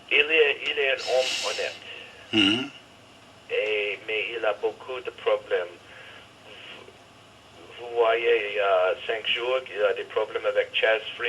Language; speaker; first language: French; non-native, fluent; English